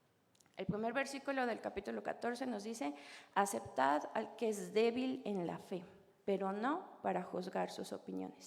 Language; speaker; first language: Spanish; native; Spanish